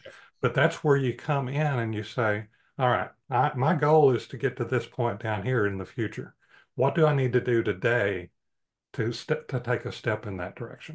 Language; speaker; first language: English; native; English